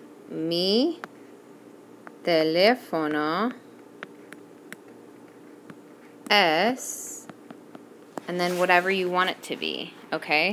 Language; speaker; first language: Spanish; non-native, fluent; English